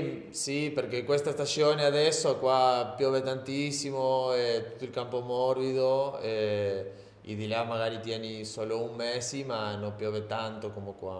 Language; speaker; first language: Italian; non-native, learner; Spanish